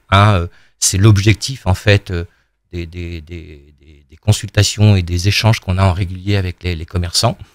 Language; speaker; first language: French; native; French